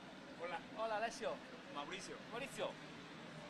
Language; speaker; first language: Spanish; non-native, learner; Italian